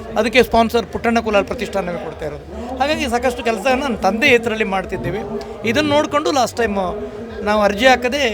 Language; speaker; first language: Kannada; native; Kannada